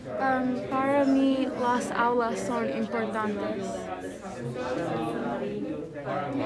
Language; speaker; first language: Spanish; non-native, learner; English